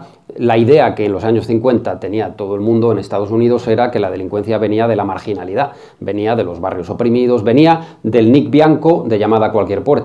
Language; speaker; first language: Spanish; native; Spanish